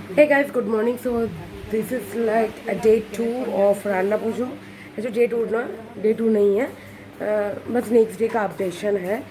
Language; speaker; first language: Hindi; non-native, local second language; Bangla